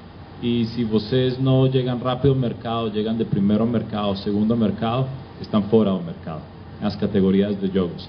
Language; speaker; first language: Portuguese; non-native, fluent; Spanish